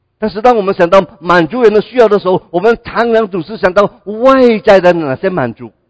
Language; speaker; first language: Chinese; non-native, local second language; Cantonese